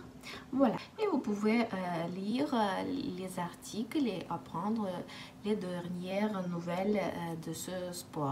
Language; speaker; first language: French; non-native, fluent; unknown